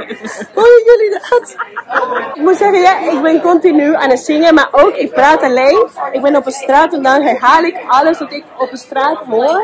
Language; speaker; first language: Dutch; non-native, fluent; Spanish